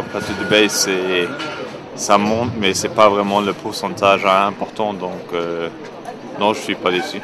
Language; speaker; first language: French; non-native, local second language; Luxembourgish